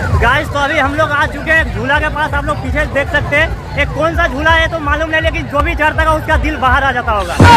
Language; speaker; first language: Hindi; native; Hindi